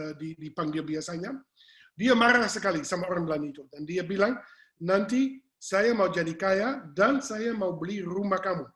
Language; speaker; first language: Indonesian; non-native, fluent; English